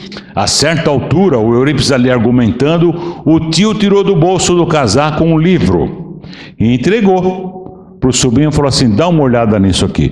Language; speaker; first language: Portuguese; native; Portuguese